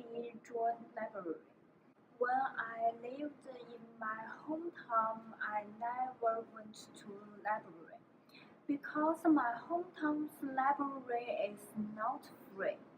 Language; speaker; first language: English; non-native, learner; Chinese